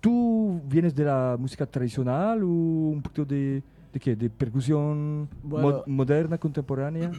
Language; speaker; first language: Spanish; non-native, fluent; French